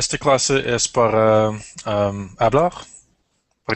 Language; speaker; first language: Spanish; non-native, learner; English